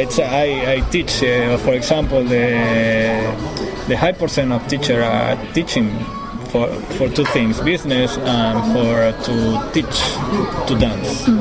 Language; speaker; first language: English; non-native, learner; Spanish